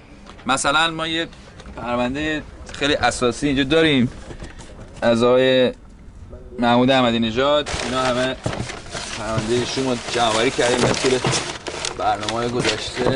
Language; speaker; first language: Persian; native; Persian